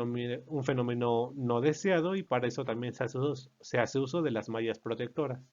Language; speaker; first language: Spanish; native; Spanish